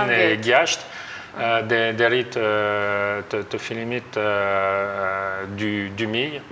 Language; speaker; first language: Albanian; non-native, learner; French